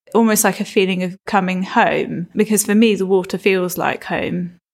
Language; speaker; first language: English; native; English